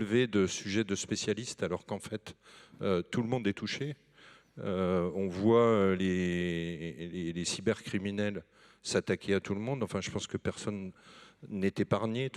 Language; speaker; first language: French; native; French